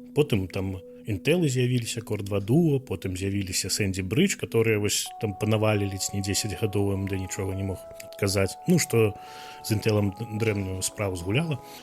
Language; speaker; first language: Belarusian; non-native, local second language; Russian